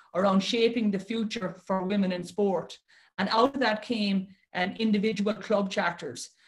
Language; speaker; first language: English; native; English